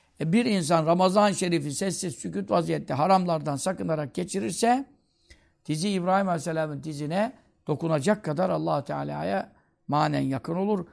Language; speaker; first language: Turkish; native; Turkish